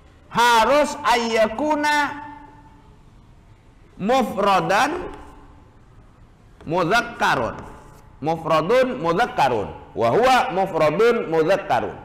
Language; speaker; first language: Arabic; non-native, fluent; Madurese